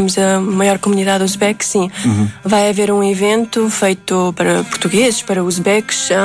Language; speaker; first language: Portuguese; early bilingual, other home language; Uzbek